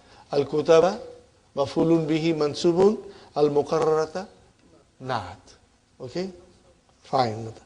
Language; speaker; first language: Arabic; non-native, fluent; English